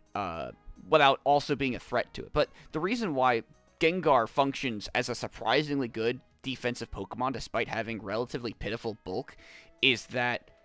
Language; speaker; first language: English; native; English